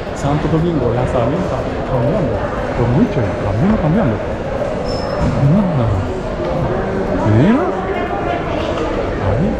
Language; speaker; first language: Spanish; non-native, learner; Japanese